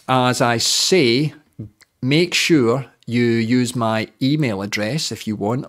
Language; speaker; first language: English; native; English